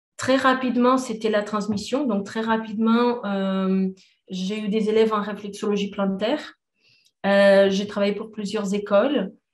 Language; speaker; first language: French; non-native, fluent; Portuguese